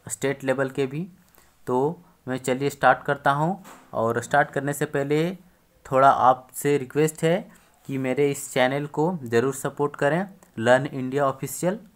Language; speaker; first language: Hindi; native; Hindi